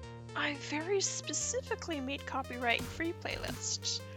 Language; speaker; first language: English; native; English